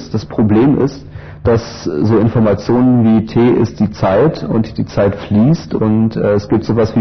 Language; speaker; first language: German; native; German